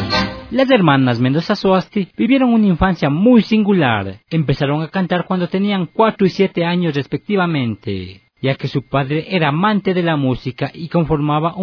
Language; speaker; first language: Spanish; native; Spanish